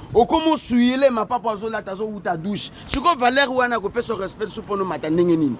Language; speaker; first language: Lingala; native; Lingala